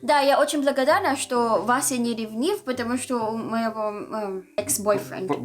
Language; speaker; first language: Russian; non-native, learner; Filipino